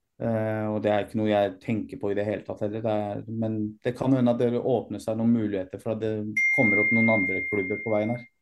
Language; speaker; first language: Norwegian; early bilingual, other home language; Persian